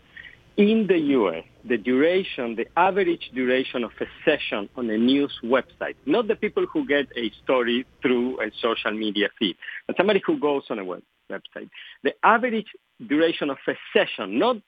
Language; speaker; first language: English; non-native, fluent; Spanish